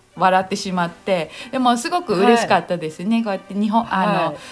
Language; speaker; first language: Japanese; native; Japanese